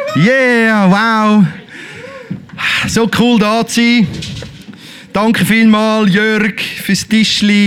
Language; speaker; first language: German; native; German